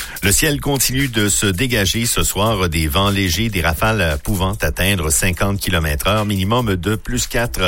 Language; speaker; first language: French; native; French